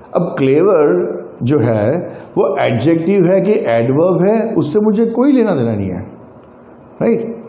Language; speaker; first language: Hindi; non-native, local second language; Gujarati